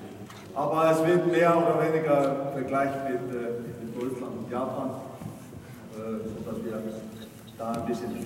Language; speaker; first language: German; non-native, fluent; Icelandic